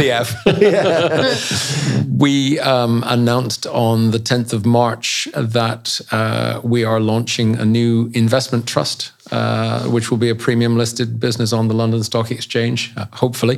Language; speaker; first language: English; native; English